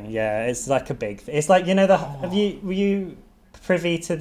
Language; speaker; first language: English; native; English